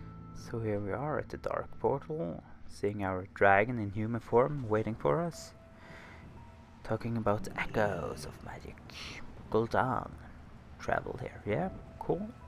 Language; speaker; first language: English; non-native, fluent; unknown